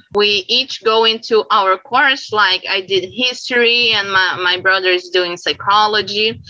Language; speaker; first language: English; non-native, fluent; Portuguese